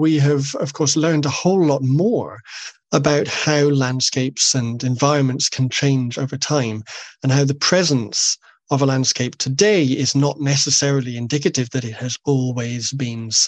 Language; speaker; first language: English; native; English